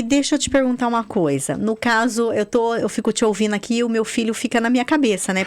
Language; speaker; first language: Portuguese; native; Portuguese